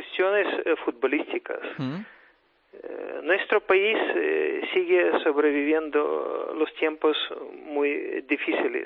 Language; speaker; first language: Spanish; non-native, fluent; Ukrainian